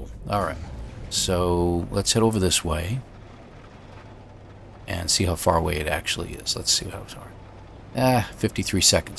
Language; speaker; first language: English; native; English